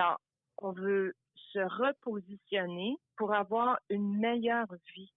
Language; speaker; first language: French; native; French